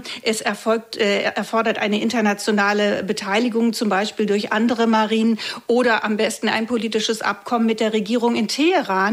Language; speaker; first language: German; native; German